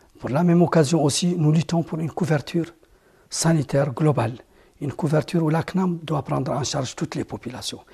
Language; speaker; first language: French; non-native, local second language; Arabic